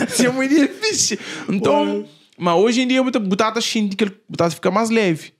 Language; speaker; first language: Portuguese; non-native, local second language; Kabuverdianu